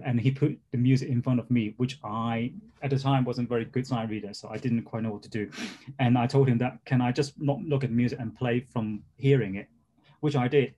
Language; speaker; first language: English; non-native, local second language; Cantonese